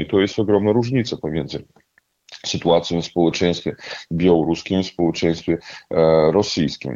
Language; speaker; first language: Polish; non-native, fluent; Russian